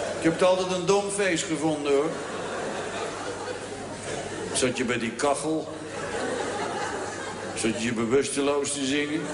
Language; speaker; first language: Dutch; native; Dutch